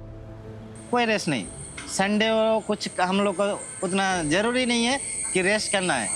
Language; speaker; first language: Hindi; non-native, local second language; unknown